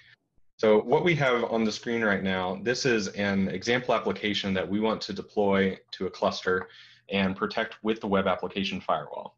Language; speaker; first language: English; native; English